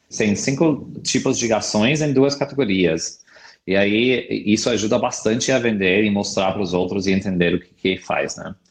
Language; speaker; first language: Portuguese; non-native, fluent; English